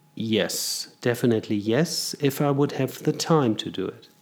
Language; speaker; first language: English; non-native, fluent; German